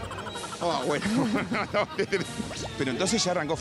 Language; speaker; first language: Spanish; native; Spanish